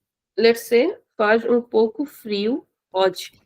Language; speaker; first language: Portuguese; non-native, fluent; Hindi